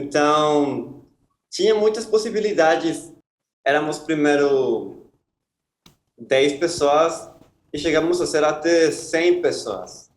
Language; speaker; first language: Portuguese; non-native, fluent; Spanish